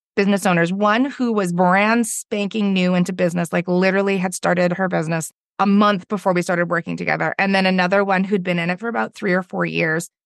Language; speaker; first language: English; native; English